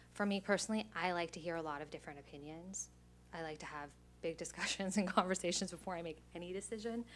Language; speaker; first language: English; native; English